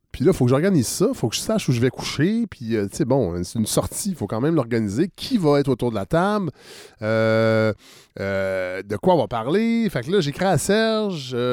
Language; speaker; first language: French; native; French